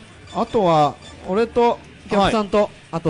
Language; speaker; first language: Japanese; native; Japanese